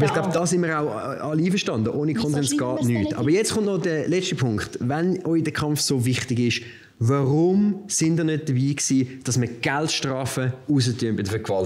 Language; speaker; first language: German; native; German